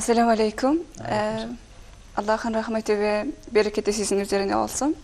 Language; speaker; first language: Turkish; non-native, fluent; Mongolian